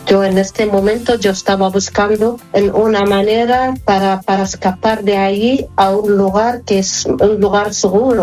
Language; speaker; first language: Spanish; non-native, learner; Arabic